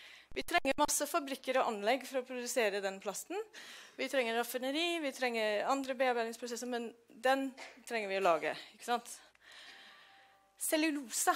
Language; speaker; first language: Norwegian; non-native, fluent; English